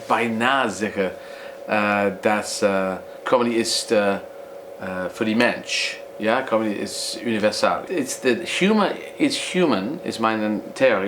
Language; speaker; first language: German; non-native, learner; English